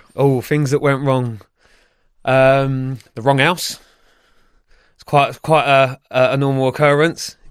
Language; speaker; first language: English; native; English